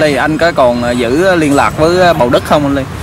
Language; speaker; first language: Vietnamese; native; Vietnamese